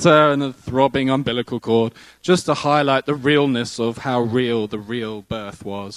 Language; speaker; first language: English; native; English